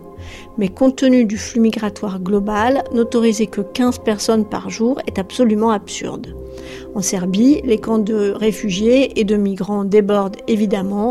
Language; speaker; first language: French; native; French